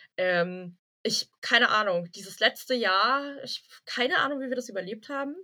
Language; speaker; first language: German; early bilingual, other home language; Vietnamese